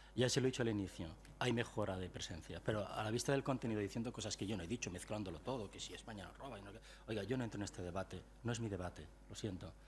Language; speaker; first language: Spanish; non-native, local second language; Catalan